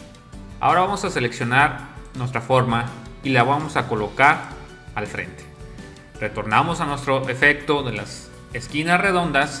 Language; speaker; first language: Spanish; native; Spanish